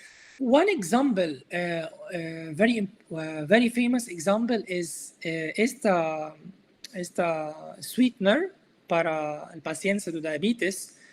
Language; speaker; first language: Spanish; non-native, learner; Arabic